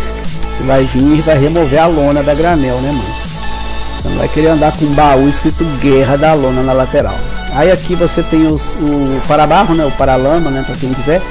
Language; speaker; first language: Portuguese; native; Portuguese